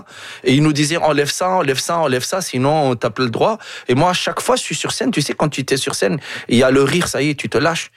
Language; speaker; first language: French; non-native, local second language; Arabic